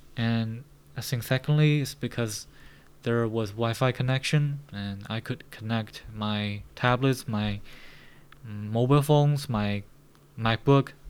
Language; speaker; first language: English; non-native, fluent; Chinese